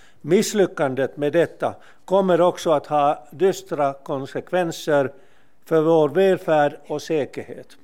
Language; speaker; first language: Swedish; non-native, local second language; Finnish